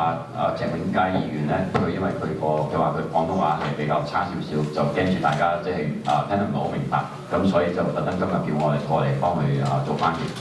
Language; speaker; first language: Cantonese; native; Cantonese